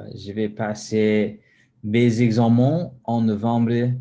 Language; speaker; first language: French; non-native, learner; English